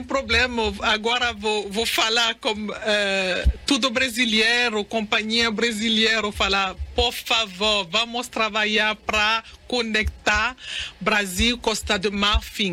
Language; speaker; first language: Portuguese; non-native, learner; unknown